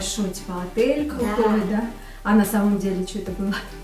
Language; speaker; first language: Russian; native; Russian